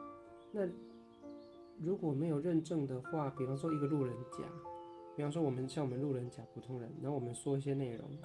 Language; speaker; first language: Chinese; native; Chinese